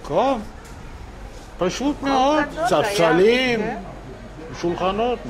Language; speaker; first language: Hebrew; non-native, local second language; Yiddish